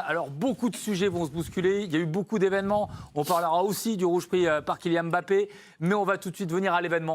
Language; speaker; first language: French; native; French